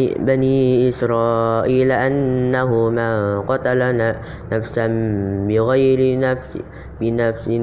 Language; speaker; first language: Arabic; non-native, learner; Indonesian